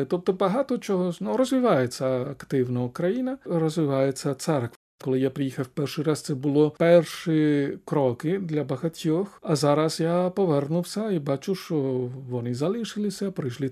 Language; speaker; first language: Ukrainian; non-native, fluent; Spanish